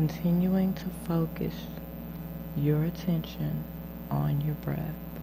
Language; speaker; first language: English; native; English